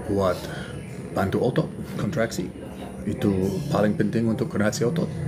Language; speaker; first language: Indonesian; non-native, learner; English